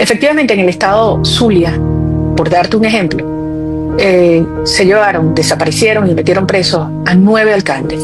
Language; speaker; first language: Spanish; native; Spanish